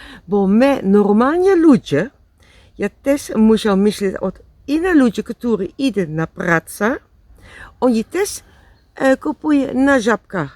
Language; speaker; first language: Polish; non-native, learner; Dutch